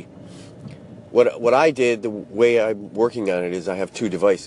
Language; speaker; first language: English; native; English